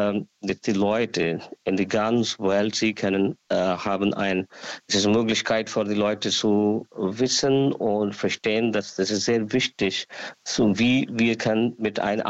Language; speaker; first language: German; non-native, learner; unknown